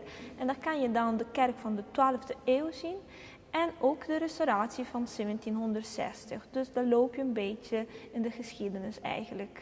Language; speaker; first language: Dutch; early bilingual, heritage; Italian